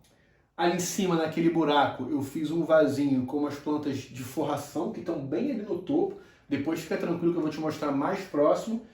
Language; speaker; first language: Portuguese; native; Portuguese